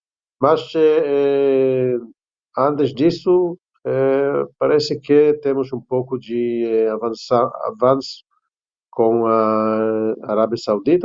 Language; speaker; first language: Portuguese; non-native, fluent; Hebrew